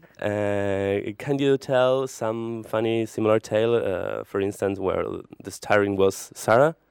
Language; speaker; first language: English; non-native, fluent; Spanish